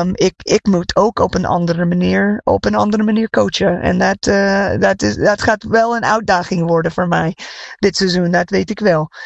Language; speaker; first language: Dutch; non-native, fluent; English